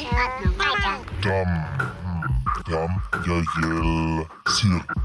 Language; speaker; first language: Russian; non-native, learner; German